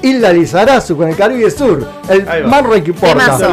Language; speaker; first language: Spanish; native; Spanish